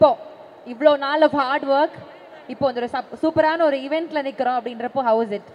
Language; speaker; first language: Tamil; native; Tamil